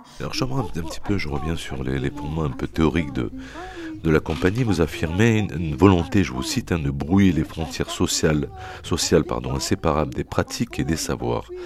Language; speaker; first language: French; native; French